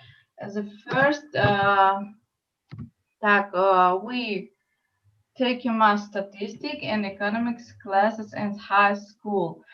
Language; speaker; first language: English; non-native, learner; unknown